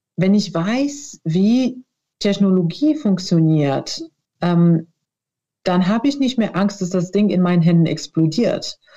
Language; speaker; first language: German; non-native, fluent; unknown